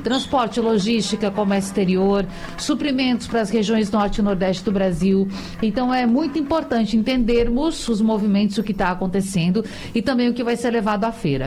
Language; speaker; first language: Portuguese; native; Portuguese